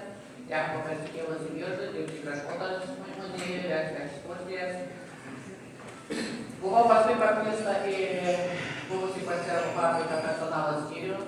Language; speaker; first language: Lithuanian; native; Lithuanian